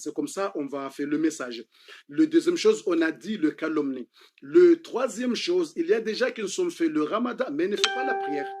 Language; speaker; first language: French; non-native, learner; Comorian